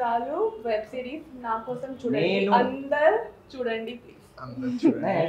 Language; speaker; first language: Telugu; non-native, learner; Hindi